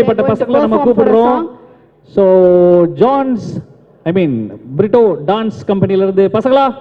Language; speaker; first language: Tamil; native; Tamil